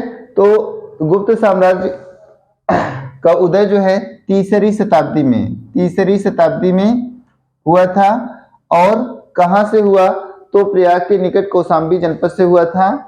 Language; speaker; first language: Hindi; native; Hindi